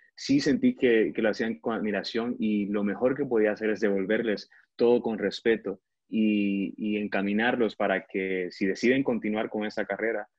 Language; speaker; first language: Spanish; native; Spanish